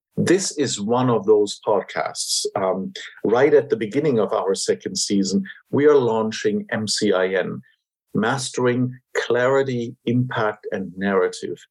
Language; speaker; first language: English; non-native, fluent; German